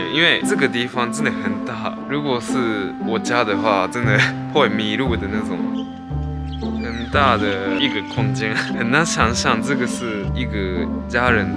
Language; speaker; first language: Chinese; early bilingual, heritage; Chinese